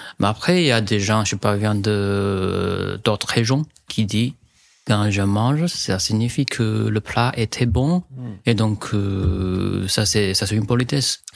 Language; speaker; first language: French; non-native, fluent; Chinese